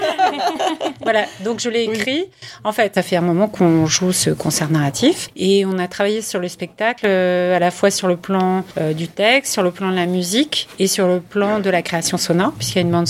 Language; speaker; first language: French; early bilingual, other home language; English